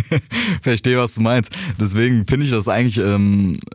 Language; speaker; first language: German; native; German